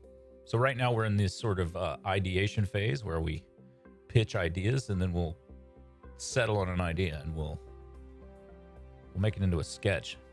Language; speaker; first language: English; native; English